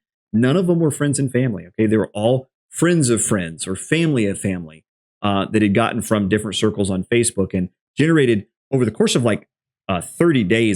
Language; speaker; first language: English; native; English